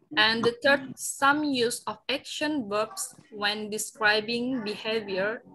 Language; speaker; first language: English; non-native, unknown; Indonesian